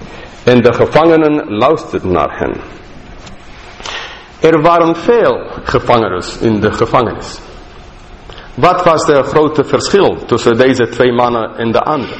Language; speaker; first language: Dutch; non-native, fluent; English